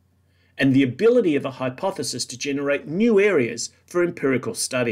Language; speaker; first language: English; native; English